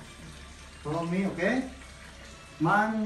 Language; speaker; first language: English; non-native, learner; Indonesian